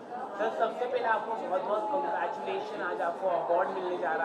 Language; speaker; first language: Hindi; native; Hindi